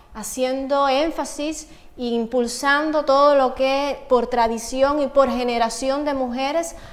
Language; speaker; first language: Spanish; native; Spanish